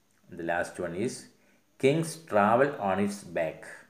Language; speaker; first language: English; non-native, local second language; Malayalam